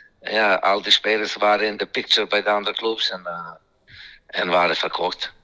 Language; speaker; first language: Dutch; non-native, fluent; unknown